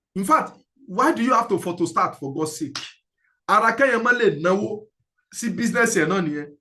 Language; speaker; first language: English; non-native, local second language; Yoruba